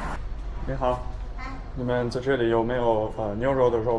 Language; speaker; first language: Chinese; non-native, learner; German